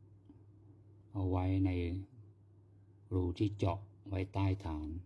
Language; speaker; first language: Thai; native; Thai